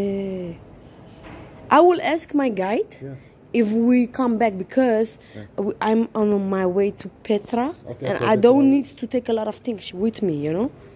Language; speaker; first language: English; non-native, fluent; Dutch